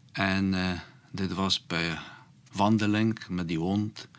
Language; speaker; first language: Dutch; non-native, fluent; Polish